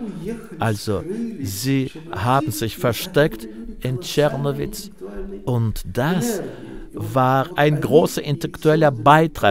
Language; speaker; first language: German; non-native, fluent; Russian